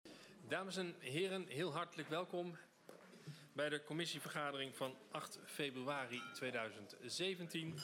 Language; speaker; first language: Dutch; native; Dutch